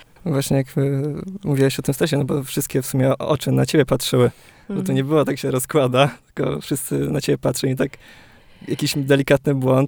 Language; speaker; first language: Polish; native; Polish